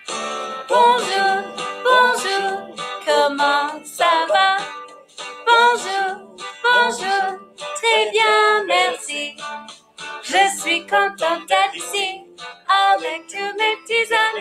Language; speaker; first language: French; non-native, fluent; English